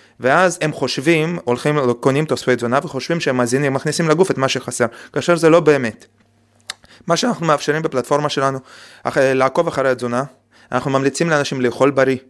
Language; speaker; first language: Hebrew; non-native, fluent; Russian